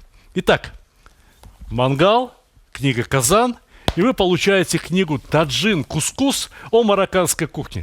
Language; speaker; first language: Russian; native; Russian